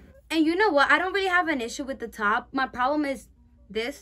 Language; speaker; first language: English; early bilingual, other home language; Spanish